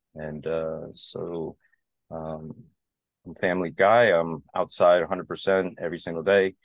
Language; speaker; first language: English; native; English